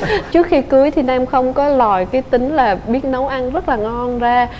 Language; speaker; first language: Vietnamese; native; Vietnamese